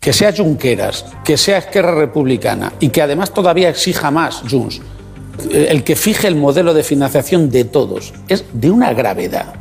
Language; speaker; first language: Spanish; native; Spanish